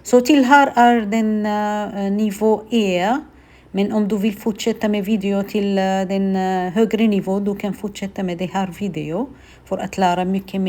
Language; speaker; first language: Swedish; non-native, fluent; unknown